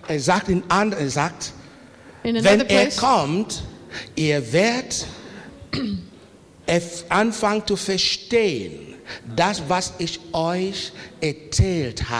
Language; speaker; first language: German; non-native, learner; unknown